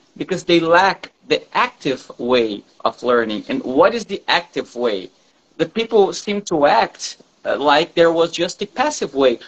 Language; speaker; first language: English; non-native, fluent; Portuguese